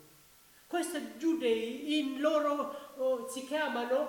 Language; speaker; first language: Italian; non-native, learner; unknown